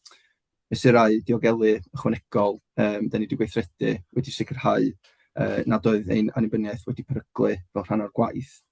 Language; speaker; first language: Welsh; native; Welsh